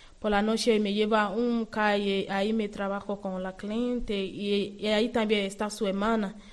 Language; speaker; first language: Spanish; non-native, learner; Yoruba